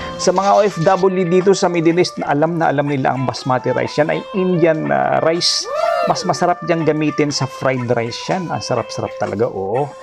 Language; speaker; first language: Filipino; non-native, local second language; Bikol